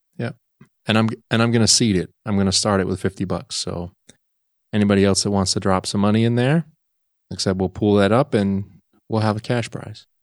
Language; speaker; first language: English; native; English